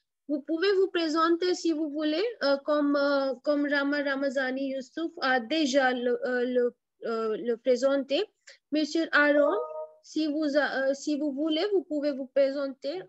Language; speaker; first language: French; non-native, fluent; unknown